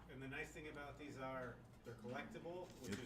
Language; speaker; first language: English; native; English